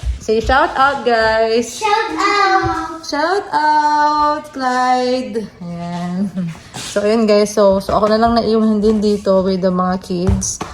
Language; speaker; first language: Filipino; native; Filipino